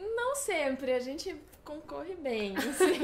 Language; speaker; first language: Portuguese; non-native, fluent; Russian